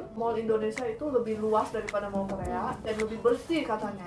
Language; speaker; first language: Indonesian; early bilingual, other home language; Korean